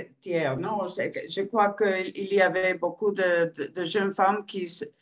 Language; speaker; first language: French; non-native, fluent; Spanish